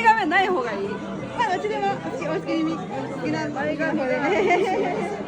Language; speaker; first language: Japanese; non-native, fluent; Spanish